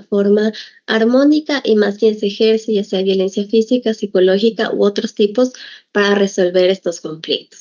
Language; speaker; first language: Spanish; native; Spanish